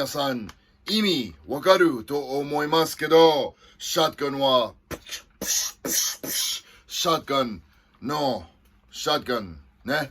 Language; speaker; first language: Japanese; non-native, fluent; English